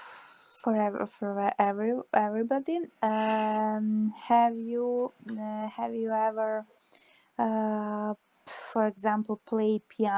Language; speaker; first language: English; non-native, learner; Serbian